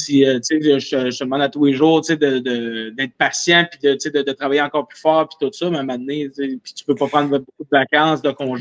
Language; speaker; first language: French; native; French